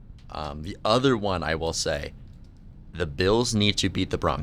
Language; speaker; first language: English; native; English